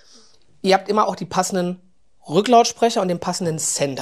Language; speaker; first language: German; native; German